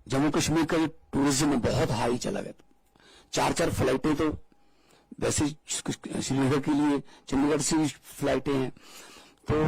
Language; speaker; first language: Hindi; non-native, local second language; Punjabi